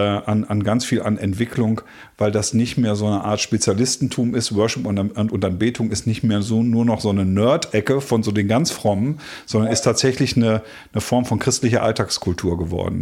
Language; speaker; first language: German; native; German